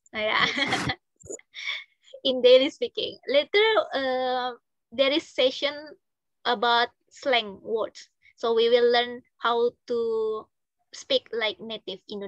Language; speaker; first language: English; non-native, fluent; Indonesian